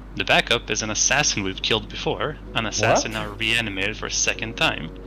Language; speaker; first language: English; non-native, fluent; Greek